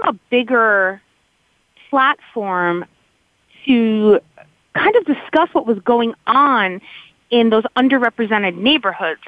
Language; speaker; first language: English; native; English